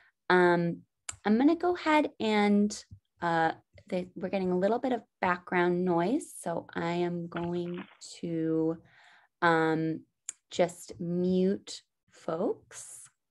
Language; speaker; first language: English; native; English